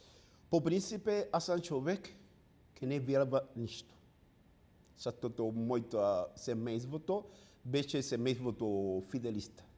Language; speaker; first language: Bulgarian; non-native, learner; Spanish